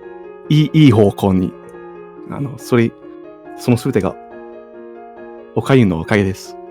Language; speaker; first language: Japanese; non-native, fluent; English